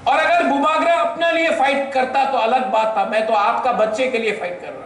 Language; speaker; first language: Hindi; non-native, local second language; Bangla